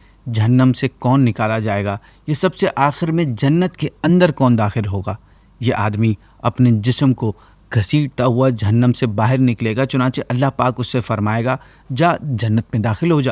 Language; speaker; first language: Urdu; native; Urdu